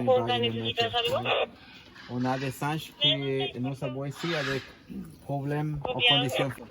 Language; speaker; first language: French; non-native, learner; Spanish